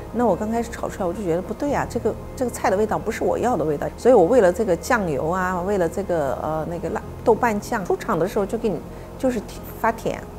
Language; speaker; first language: Chinese; native; Chinese